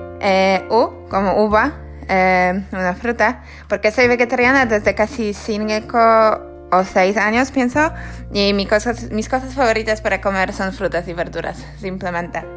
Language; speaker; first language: Spanish; non-native, learner; Polish